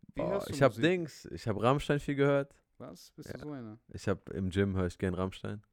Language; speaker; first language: German; native; German